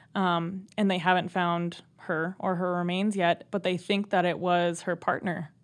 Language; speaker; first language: English; native; English